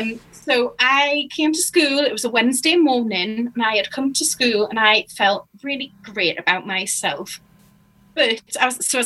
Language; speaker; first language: English; native; English